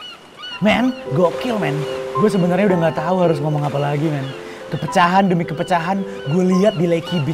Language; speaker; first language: Indonesian; native; Indonesian